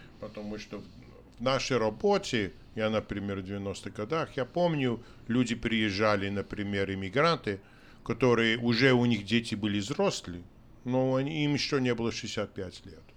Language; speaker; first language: Russian; non-native, fluent; English